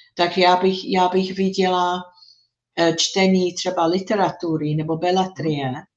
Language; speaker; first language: Czech; non-native, fluent; English